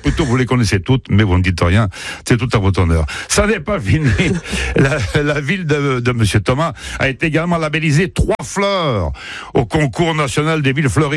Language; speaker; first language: French; native; French